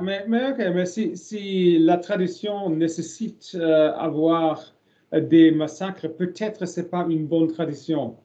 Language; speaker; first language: French; non-native, learner; German